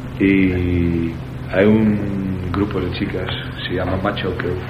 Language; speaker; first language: Spanish; non-native, fluent; Dutch